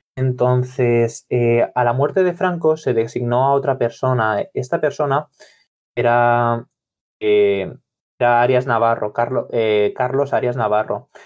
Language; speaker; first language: Spanish; non-native, local second language; Catalan